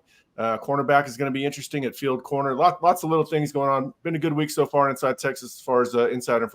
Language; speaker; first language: English; native; English